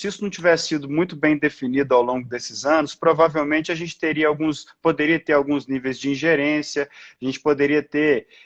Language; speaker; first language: Portuguese; native; Portuguese